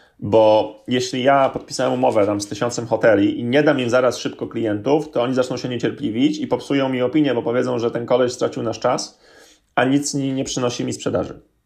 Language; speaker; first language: Polish; native; Polish